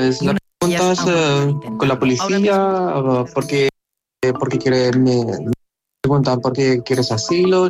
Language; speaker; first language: Spanish; non-native, learner; Arabic